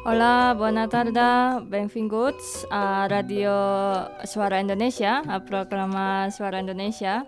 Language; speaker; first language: Catalan; non-native, learner; Indonesian